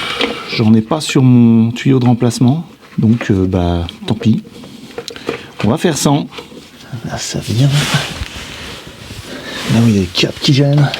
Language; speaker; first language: French; native; French